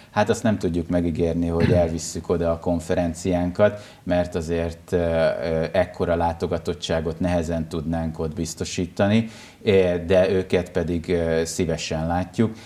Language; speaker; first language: Hungarian; native; Hungarian